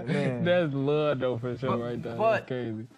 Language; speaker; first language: English; native; English